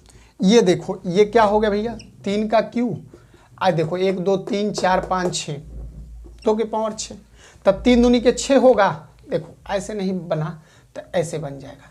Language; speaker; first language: Hindi; native; Hindi